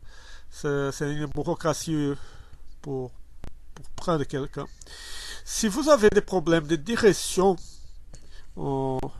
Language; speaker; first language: French; non-native, learner; Portuguese